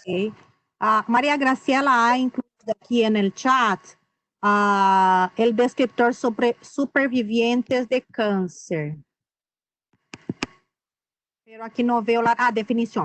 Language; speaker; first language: Spanish; non-native, fluent; Portuguese